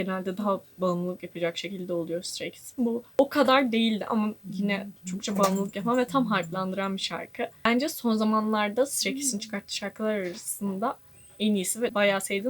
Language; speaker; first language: Turkish; native; Turkish